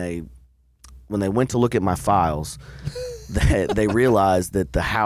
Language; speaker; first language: English; native; English